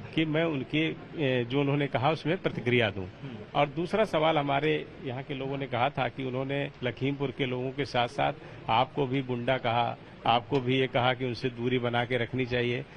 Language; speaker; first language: Hindi; native; Hindi